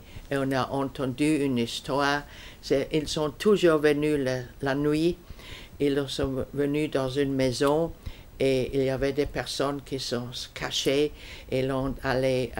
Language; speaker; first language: French; non-native, fluent; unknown